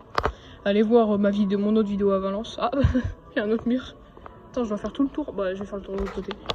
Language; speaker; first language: French; native; French